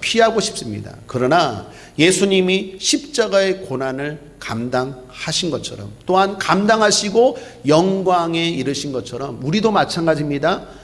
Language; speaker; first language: Korean; native; Korean